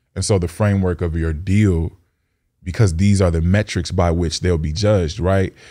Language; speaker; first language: English; native; English